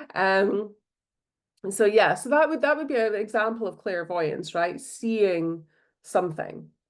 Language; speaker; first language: English; native; English